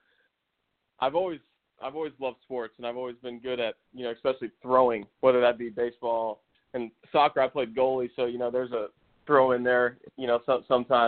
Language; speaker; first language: English; native; English